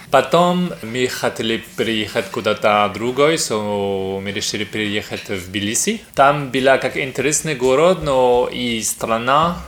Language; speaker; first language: Russian; non-native, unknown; French